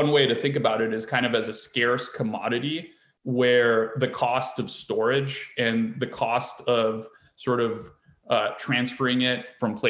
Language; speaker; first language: English; native; English